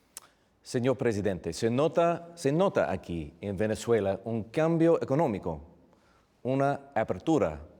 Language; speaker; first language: Spanish; non-native, fluent; English